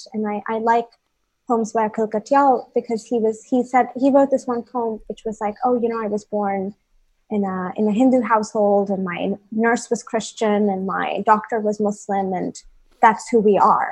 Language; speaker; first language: English; non-native, local second language; Hindi